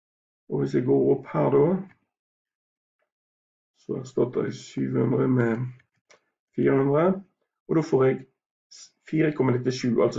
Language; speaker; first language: Norwegian; native; Norwegian